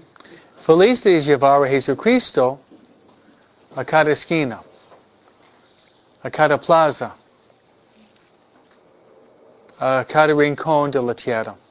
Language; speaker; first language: Spanish; non-native, fluent; English